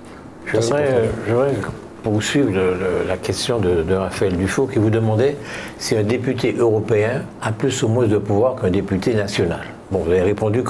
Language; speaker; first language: French; native; French